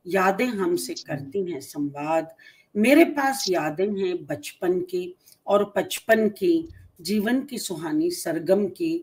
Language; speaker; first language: Hindi; native; Hindi